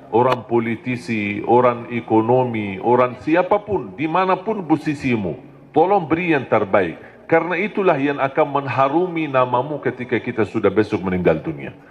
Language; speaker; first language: Malay; non-native, fluent; Arabic